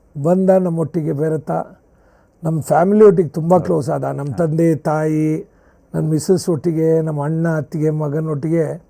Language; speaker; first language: Kannada; native; Kannada